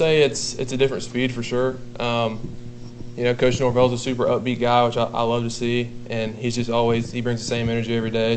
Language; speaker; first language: English; native; English